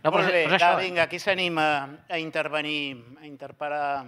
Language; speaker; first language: Catalan; native; Catalan